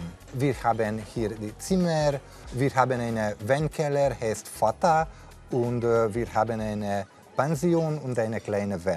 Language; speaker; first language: German; non-native, learner; Hungarian